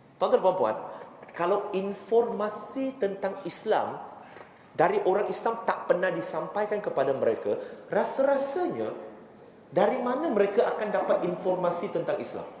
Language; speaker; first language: Malay; non-native, local second language; Chinese